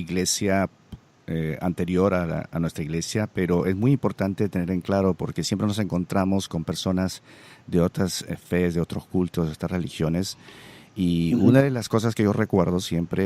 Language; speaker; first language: Spanish; native; Spanish